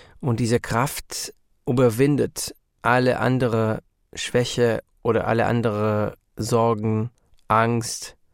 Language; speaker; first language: German; non-native, learner; Hebrew